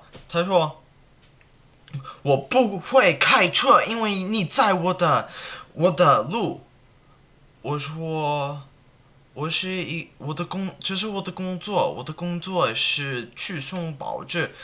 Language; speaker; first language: Chinese; non-native, learner; English